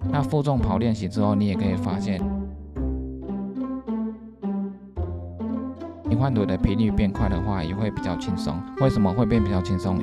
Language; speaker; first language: Chinese; native; Chinese